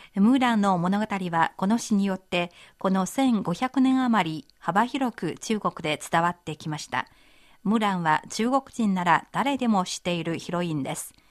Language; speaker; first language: Japanese; non-native, fluent; Chinese